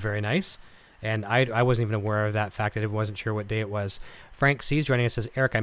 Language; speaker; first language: English; native; English